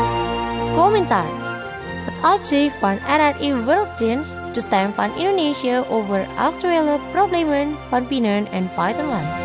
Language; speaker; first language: Dutch; non-native, fluent; Indonesian